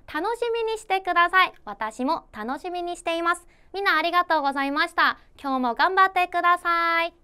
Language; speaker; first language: Japanese; non-native, fluent; Korean